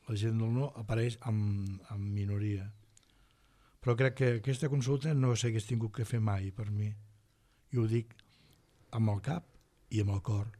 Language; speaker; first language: Catalan; native; Catalan